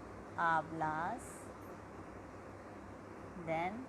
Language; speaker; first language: Spanish; non-native, learner; Hindi